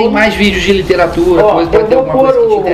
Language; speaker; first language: Portuguese; native; Portuguese